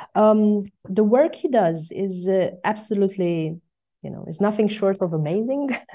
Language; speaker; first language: English; non-native, fluent; Romanian